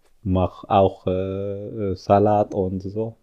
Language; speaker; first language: German; non-native, learner; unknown